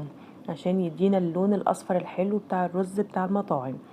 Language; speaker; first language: Arabic; native; Arabic